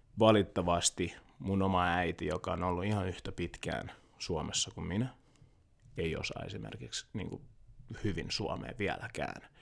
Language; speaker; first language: Finnish; early bilingual, other home language; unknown